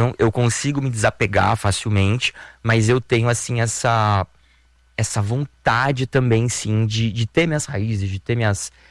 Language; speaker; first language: Portuguese; native; Portuguese